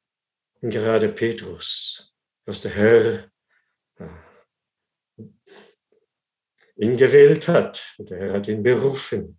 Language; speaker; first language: German; non-native, fluent; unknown